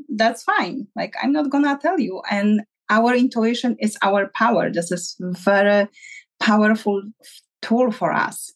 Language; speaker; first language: English; non-native, fluent; Polish